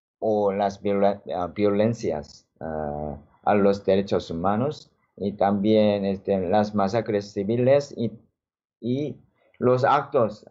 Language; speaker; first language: Spanish; non-native, learner; Korean